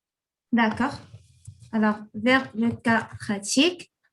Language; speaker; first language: French; non-native, local second language; Arabic